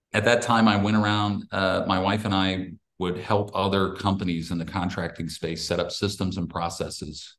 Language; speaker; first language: English; native; English